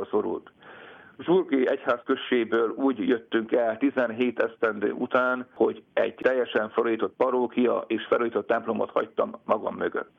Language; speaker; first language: Hungarian; native; Hungarian